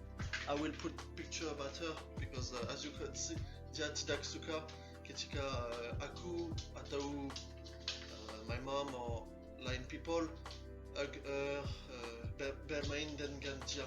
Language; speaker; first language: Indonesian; non-native, learner; French